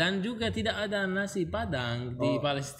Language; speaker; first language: Indonesian; non-native, learner; Arabic